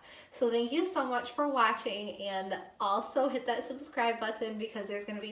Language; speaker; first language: English; native; English